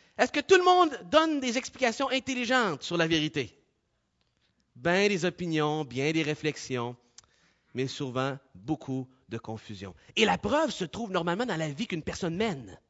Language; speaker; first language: French; native; French